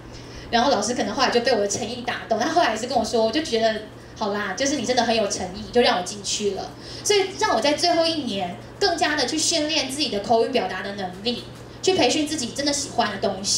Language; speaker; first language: Chinese; native; Chinese